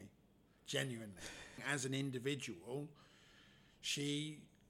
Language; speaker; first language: English; native; English